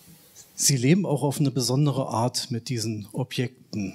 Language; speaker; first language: German; native; German